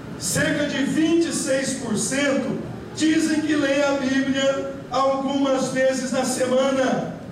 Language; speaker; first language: Portuguese; native; Portuguese